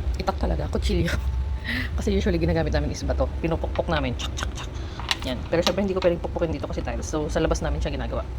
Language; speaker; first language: Filipino; non-native, local second language; Bikol